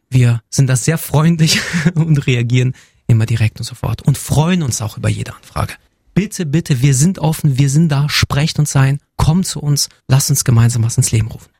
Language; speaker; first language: German; early bilingual, other home language; Russian